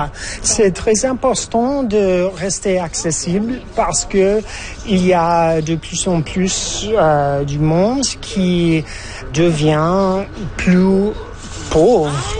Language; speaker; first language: French; non-native, fluent; English